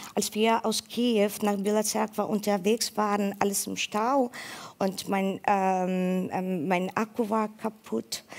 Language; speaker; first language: German; non-native, fluent; Ukrainian